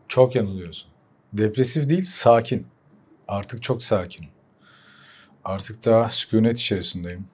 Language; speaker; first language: Turkish; early bilingual, heritage; Turkish